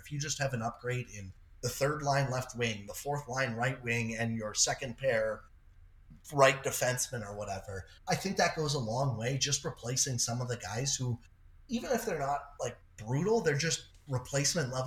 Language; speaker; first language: English; native; English